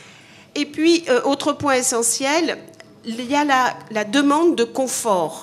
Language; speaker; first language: French; native; French